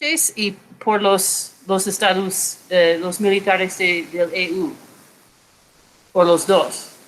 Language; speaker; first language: Spanish; non-native, fluent; English